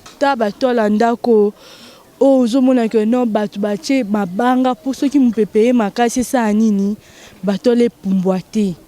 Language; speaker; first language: Lingala; native; Lingala